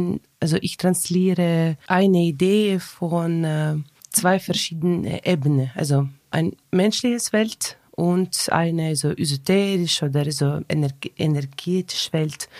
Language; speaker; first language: German; non-native, learner; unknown